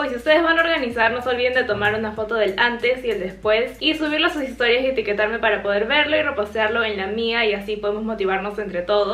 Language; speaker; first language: Spanish; native; Spanish